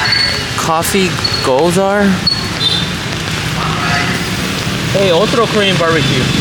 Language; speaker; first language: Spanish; non-native, learner; Korean